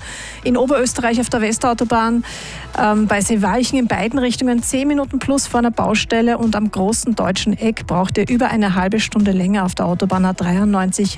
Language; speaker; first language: German; native; German